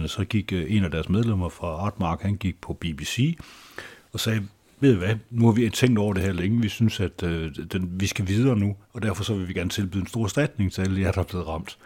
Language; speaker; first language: Danish; native; Danish